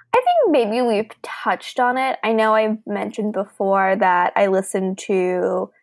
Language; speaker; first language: English; native; English